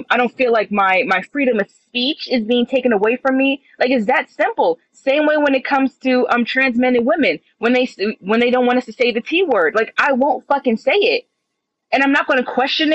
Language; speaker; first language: English; non-native, fluent; Spanish